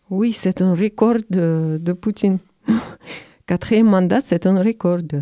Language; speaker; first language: French; non-native, learner; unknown